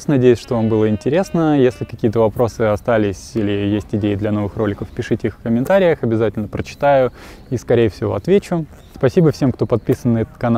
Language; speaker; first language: Russian; native; Russian